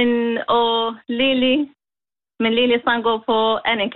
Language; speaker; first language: Danish; non-native, learner; Kurdish